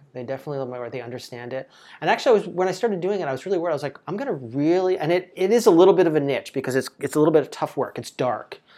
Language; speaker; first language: English; native; English